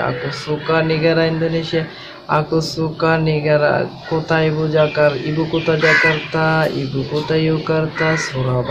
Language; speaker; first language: Indonesian; non-native, learner; Bangla